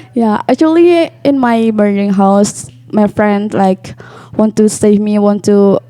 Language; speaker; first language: English; non-native, learner; Indonesian